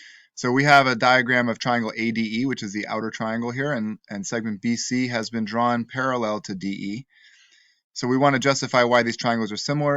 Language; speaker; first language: English; native; English